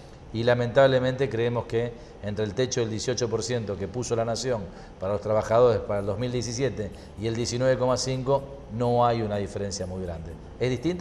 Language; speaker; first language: Spanish; native; Spanish